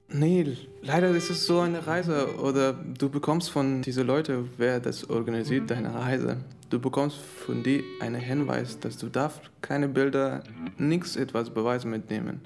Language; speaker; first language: German; non-native, fluent; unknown